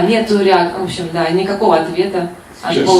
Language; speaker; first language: Russian; native; Russian